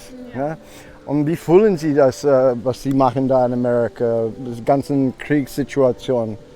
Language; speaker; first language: German; non-native, learner; English